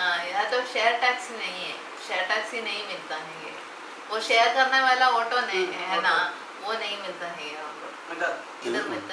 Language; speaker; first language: Hindi; non-native, local second language; Malayalam